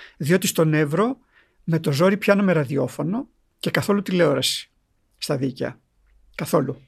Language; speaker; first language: Greek; native; Greek